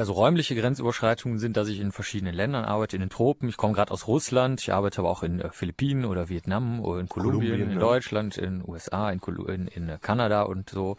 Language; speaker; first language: German; native; German